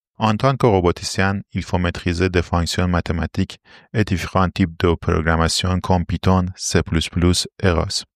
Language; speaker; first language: French; non-native, fluent; Persian